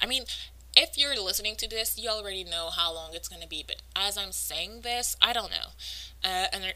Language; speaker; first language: English; non-native, fluent; French